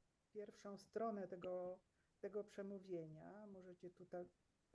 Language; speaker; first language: Polish; native; Polish